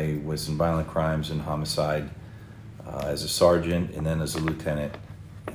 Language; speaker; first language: English; native; English